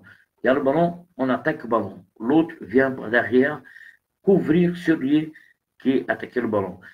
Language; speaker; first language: French; non-native, learner; Portuguese